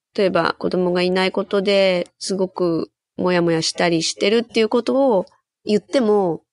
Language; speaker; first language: Japanese; native; Japanese